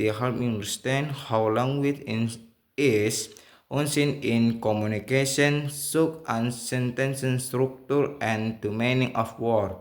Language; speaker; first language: English; non-native, learner; Indonesian